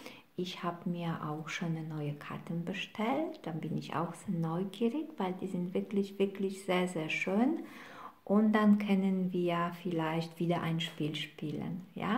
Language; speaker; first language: German; non-native, fluent; Polish